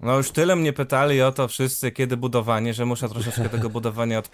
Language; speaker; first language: Polish; native; Polish